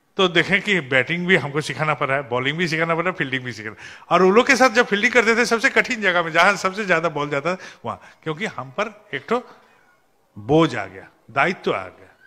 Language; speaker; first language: Hindi; non-native, local second language; Bangla